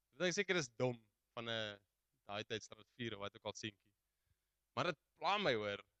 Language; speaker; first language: Afrikaans; native; Afrikaans